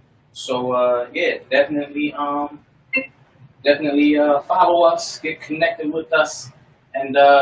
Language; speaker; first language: English; native; English